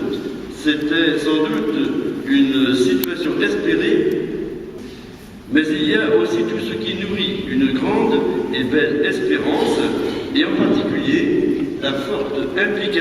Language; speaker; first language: French; native; French